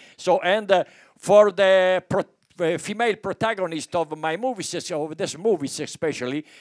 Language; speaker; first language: English; non-native, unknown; Italian